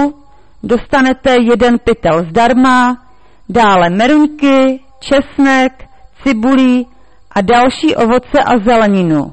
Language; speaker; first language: Czech; native; Czech